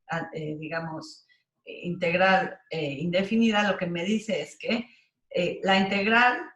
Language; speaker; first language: Spanish; native; Spanish